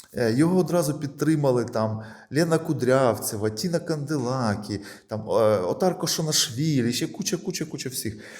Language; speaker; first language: Ukrainian; non-native, local second language; Russian